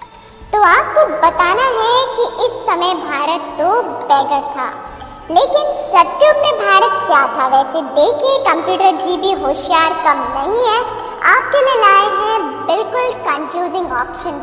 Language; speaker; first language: Hindi; native; Hindi